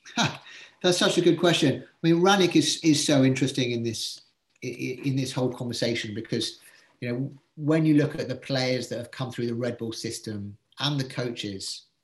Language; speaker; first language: English; native; English